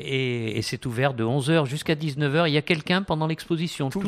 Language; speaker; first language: French; native; French